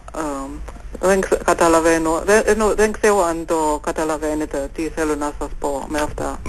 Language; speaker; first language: Greek; non-native, fluent; German